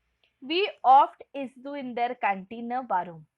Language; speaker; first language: German; non-native, fluent; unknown